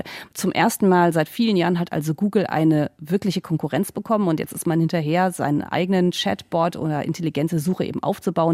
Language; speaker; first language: German; native; German